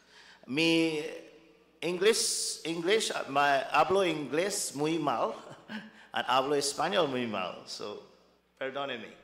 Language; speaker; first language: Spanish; non-native, learner; English